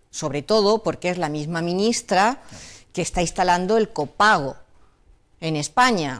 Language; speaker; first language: Spanish; native; Spanish